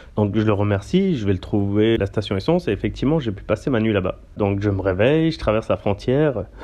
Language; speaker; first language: French; early bilingual, other home language; Turkish